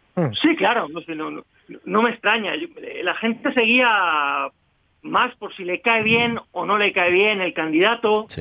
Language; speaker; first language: Spanish; native; Spanish